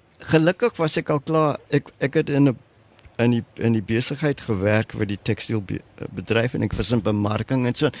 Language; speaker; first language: Afrikaans; non-native, local second language; English